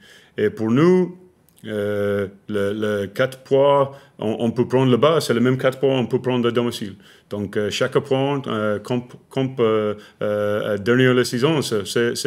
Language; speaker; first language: French; non-native, learner; English